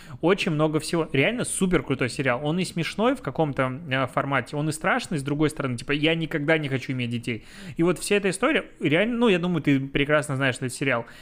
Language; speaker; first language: Russian; native; Russian